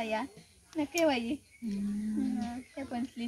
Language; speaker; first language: Spanish; non-native, local second language; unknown